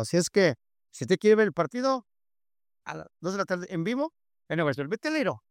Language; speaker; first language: Spanish; native; Spanish